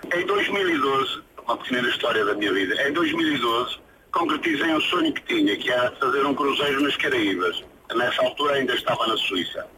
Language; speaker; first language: Portuguese; native; Portuguese